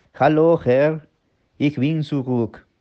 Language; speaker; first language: German; non-native, learner; Spanish